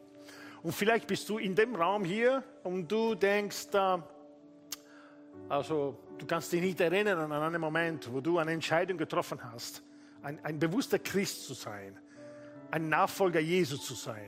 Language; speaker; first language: German; non-native, fluent; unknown